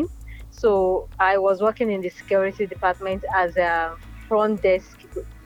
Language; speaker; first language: English; non-native, local second language; Yoruba